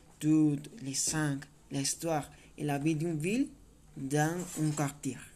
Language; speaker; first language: French; non-native, learner; Spanish